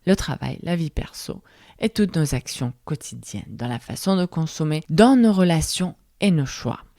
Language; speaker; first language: French; non-native, fluent; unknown